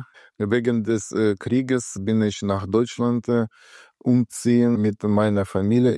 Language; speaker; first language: German; non-native, learner; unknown